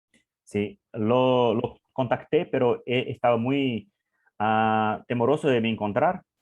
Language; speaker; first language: Spanish; non-native, learner; English